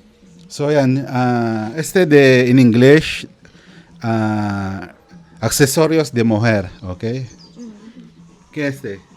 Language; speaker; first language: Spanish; non-native, learner; Filipino